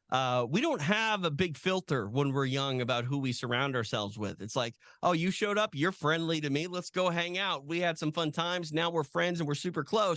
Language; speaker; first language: English; native; English